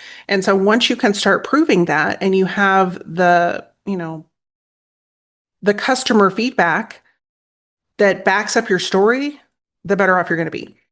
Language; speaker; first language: English; native; English